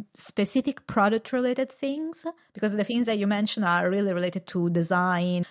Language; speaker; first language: English; non-native, fluent; Italian